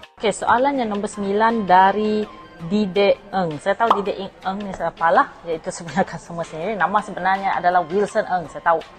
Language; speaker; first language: Malay; non-native, local second language; Iban